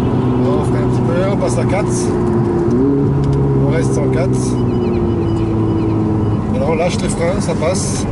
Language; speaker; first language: French; native; French